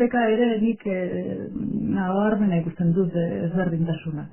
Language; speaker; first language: Basque; native; Basque